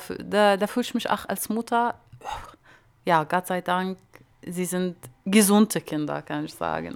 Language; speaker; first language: German; non-native, fluent; Arabic